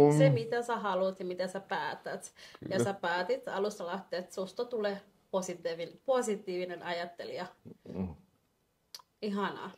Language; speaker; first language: Finnish; non-native, fluent; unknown